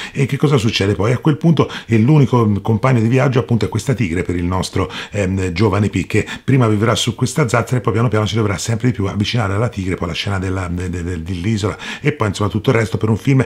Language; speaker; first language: Italian; native; Italian